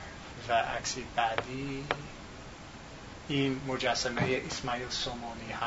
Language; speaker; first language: Persian; non-native, learner; English